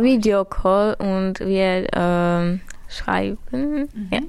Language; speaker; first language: German; early bilingual, other home language; Armenian